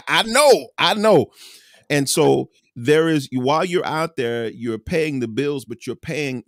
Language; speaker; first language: English; native; English